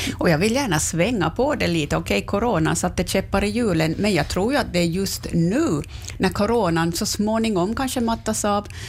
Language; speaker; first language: Swedish; native; Swedish